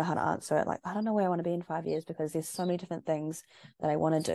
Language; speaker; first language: English; native; English